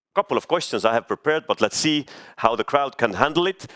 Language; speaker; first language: English; non-native, fluent; Estonian